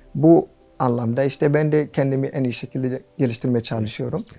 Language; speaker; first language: Turkish; non-native, fluent; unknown